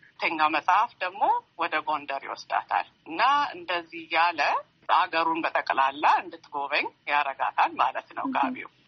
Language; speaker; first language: Amharic; native; Amharic